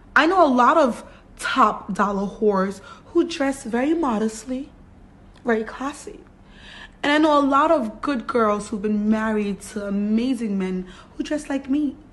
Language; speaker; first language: English; native; English